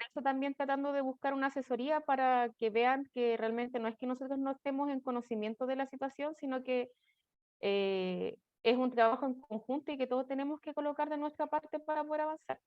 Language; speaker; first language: Spanish; native; Spanish